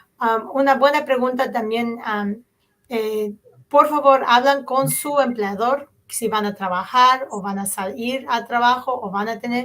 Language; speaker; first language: Spanish; early bilingual, heritage; Spanish